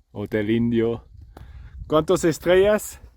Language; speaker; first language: Spanish; non-native, learner; French